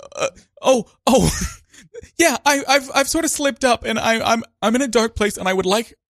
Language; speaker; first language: English; native; English